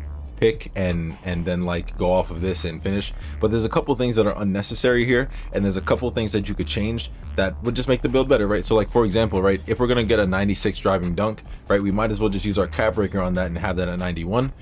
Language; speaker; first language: English; native; English